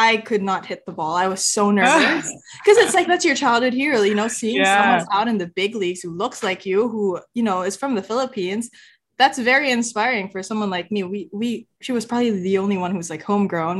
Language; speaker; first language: English; non-native, local second language; Filipino